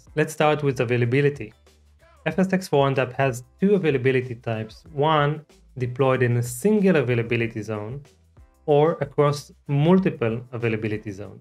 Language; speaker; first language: English; non-native, fluent; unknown